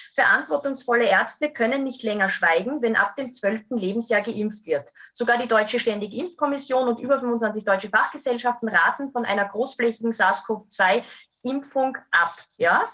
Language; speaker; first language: German; native; German